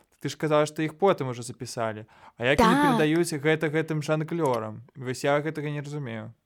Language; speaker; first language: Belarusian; non-native, local second language; Russian